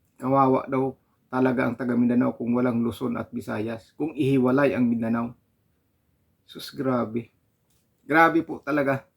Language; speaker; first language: Filipino; non-native, local second language; Cebuano